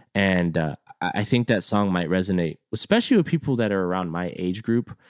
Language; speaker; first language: English; native; English